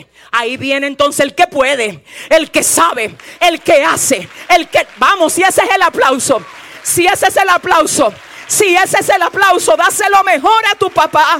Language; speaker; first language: Spanish; native; Spanish